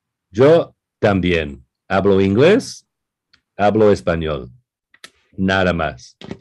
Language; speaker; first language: Spanish; non-native, fluent; English